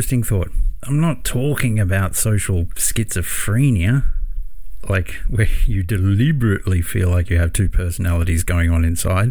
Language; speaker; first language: English; native; English